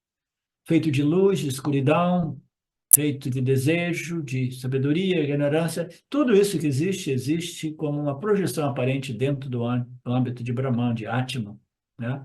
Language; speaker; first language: Portuguese; native; Portuguese